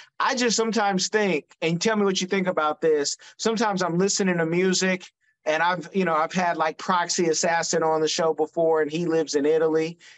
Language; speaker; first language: English; native; English